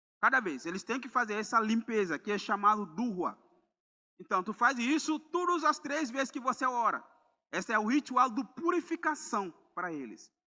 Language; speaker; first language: Portuguese; non-native, fluent; Mandingo